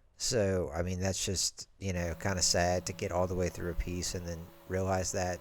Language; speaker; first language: English; native; English